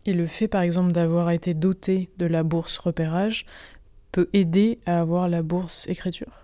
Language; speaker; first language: French; native; French